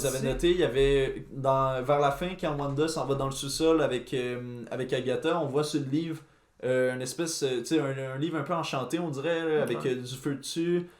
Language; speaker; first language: French; native; French